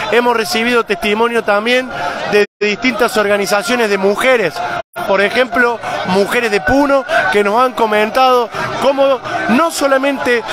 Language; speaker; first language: Spanish; native; Spanish